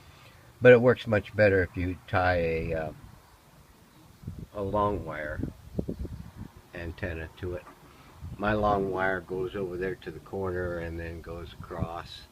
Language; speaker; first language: English; native; English